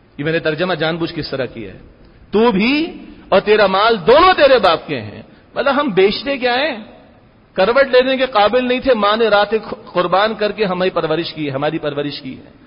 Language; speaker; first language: Urdu; native; Urdu